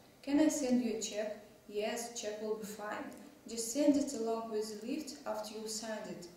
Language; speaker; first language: English; non-native, learner; Russian